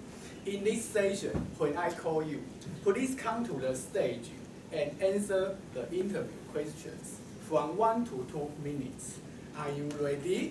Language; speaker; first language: English; non-native, learner; Chinese